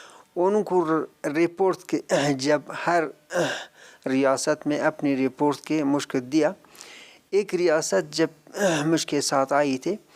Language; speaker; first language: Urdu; non-native, learner; Persian